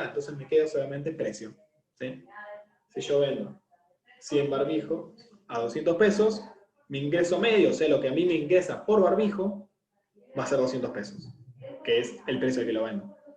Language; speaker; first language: Spanish; native; Spanish